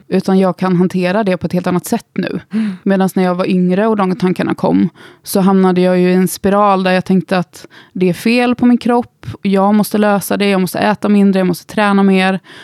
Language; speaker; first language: Swedish; native; Swedish